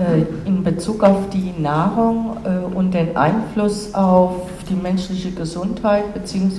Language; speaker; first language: German; non-native, fluent; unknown